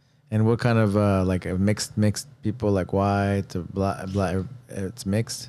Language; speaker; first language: English; native; English